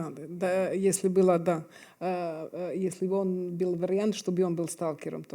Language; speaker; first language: Russian; non-native, fluent; Serbian